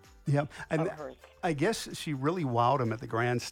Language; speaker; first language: English; native; English